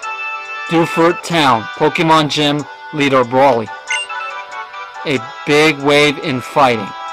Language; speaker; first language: English; native; English